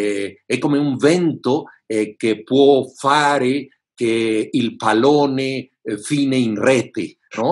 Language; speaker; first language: Italian; non-native, fluent; Spanish